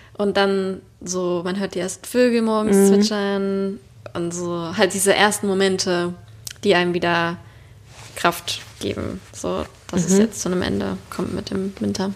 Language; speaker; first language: German; native; German